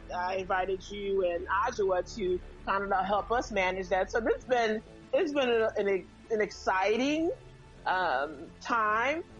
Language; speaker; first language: English; early bilingual, other home language; Haitian Creole